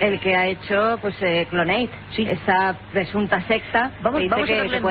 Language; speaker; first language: Spanish; native; Spanish